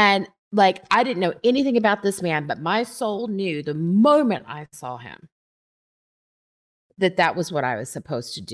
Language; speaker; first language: English; native; English